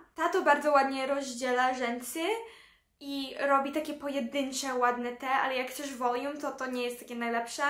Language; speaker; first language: Polish; early bilingual, heritage; Polish